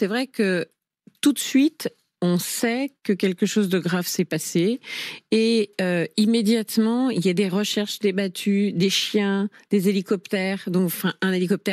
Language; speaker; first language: French; native; French